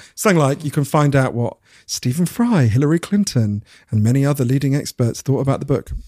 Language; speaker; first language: English; native; English